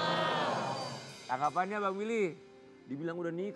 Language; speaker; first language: Indonesian; native; Indonesian